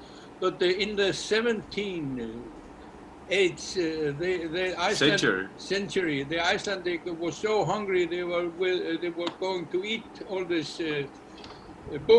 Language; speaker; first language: English; non-native, learner; Icelandic